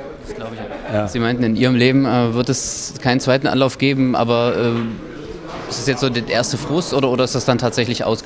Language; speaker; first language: German; native; German